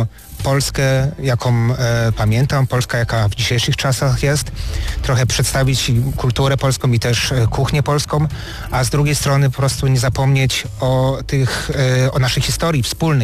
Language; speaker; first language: Polish; early bilingual, heritage; Polish